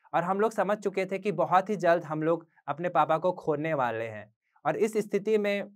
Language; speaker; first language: Hindi; native; Hindi